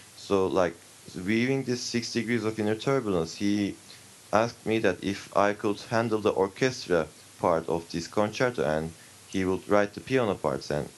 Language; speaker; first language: English; non-native, fluent; Turkish